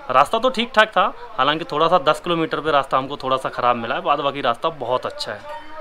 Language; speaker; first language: Hindi; native; Hindi